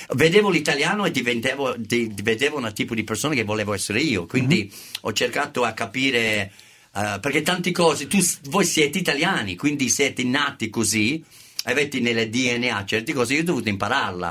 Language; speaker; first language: Italian; non-native, fluent; English